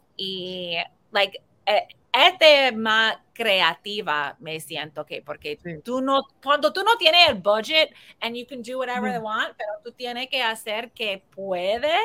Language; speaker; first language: Spanish; early bilingual, heritage; Spanish